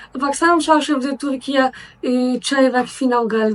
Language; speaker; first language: Turkish; non-native, learner; Polish